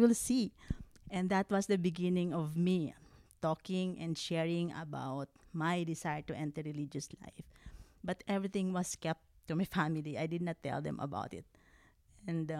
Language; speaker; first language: English; non-native, local second language; Hiligaynon